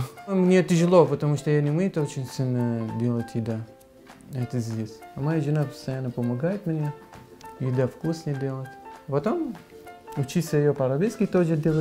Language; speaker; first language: Russian; non-native, learner; Arabic